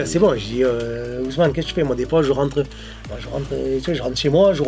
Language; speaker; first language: French; native; French